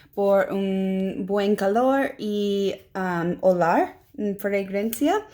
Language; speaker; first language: Spanish; non-native, learner; English